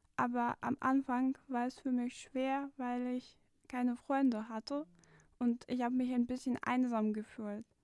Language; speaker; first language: German; non-native, fluent; Russian